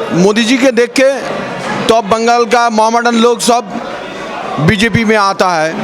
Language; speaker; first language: Hindi; non-native, local second language; Bangla